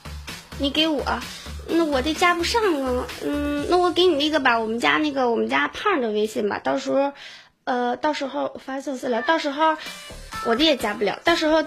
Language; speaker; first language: Chinese; native; Chinese